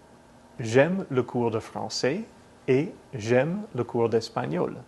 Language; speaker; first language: French; non-native, fluent; English